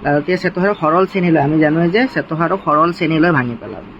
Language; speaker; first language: Hindi; non-native, local second language; Assamese